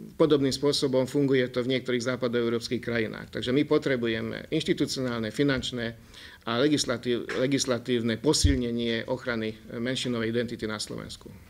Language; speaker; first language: Slovak; non-native, local second language; Hungarian